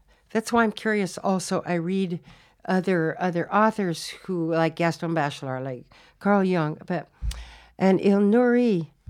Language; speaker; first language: English; native; English